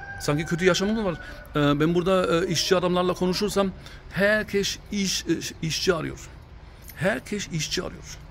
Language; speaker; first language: Turkish; early bilingual, heritage; Turkish